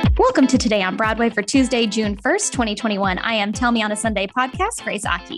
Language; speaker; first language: English; native; English